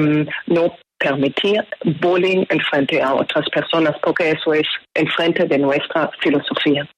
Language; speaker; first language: Spanish; non-native, fluent; German